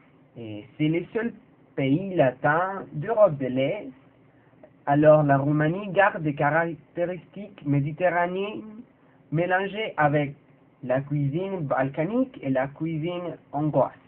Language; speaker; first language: French; non-native, learner; Spanish